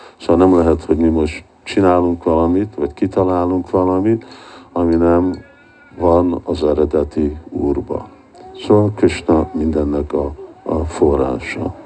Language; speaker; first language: Hungarian; early bilingual, heritage; Hungarian